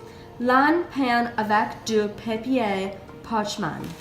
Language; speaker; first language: French; non-native, learner; English